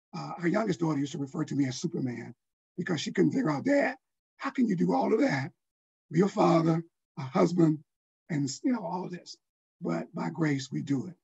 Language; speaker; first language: English; native; English